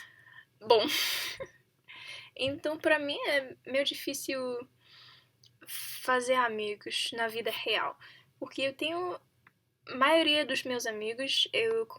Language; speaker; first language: Portuguese; non-native, learner; English